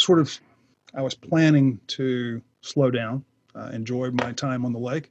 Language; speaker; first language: English; native; English